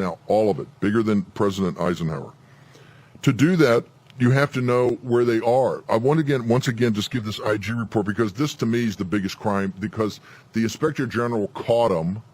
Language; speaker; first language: English; native; English